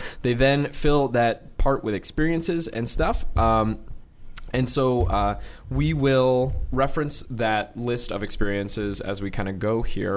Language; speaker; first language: English; native; English